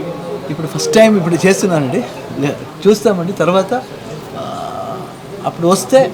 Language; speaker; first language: Telugu; non-native, learner; Kannada